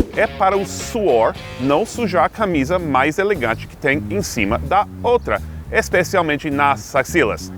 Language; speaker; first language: Portuguese; non-native, fluent; English